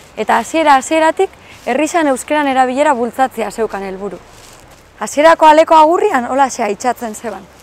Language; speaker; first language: Basque; native; Basque